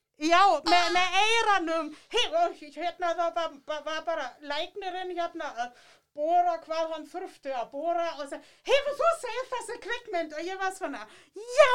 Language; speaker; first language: Icelandic; non-native, fluent; German